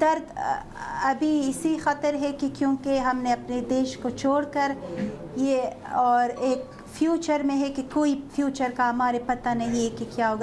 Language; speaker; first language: Hindi; non-native, fluent; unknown